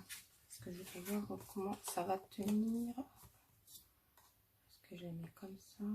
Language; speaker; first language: French; native; French